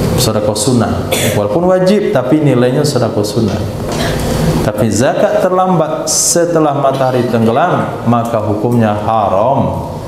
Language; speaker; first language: Malay; native; Malay